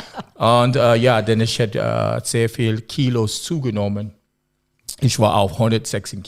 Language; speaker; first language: German; non-native, learner; English